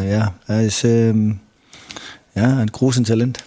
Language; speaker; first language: German; non-native, fluent; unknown